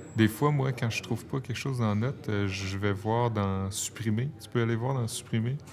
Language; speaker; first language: French; native; French